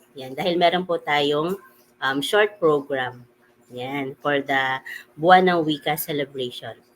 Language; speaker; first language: Filipino; native; Filipino